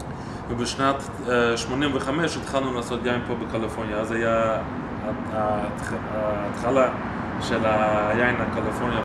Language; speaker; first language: Hebrew; non-native, fluent; English